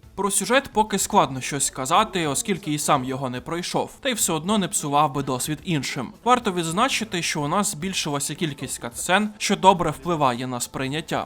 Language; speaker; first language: Ukrainian; native; Ukrainian